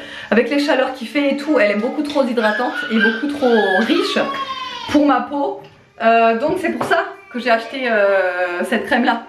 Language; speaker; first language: French; native; French